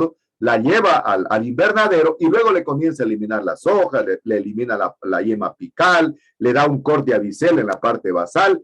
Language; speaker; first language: Spanish; native; Spanish